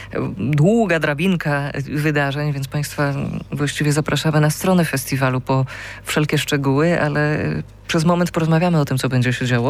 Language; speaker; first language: Polish; native; Polish